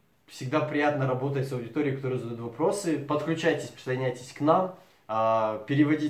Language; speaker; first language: Russian; native; Russian